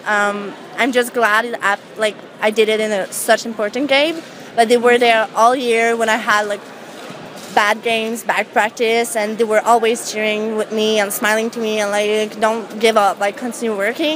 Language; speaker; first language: English; non-native, fluent; French